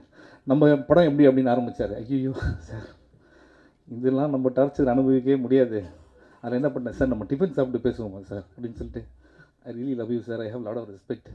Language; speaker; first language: Tamil; native; Tamil